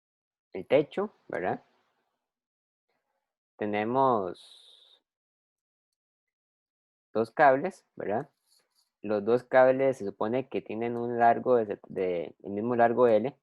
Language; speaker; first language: Spanish; native; Spanish